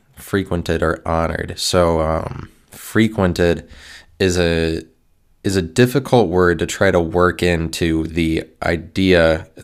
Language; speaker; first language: English; native; English